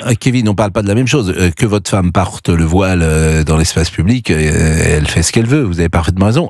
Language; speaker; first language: French; native; French